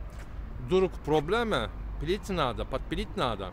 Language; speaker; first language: Russian; non-native, learner; Turkish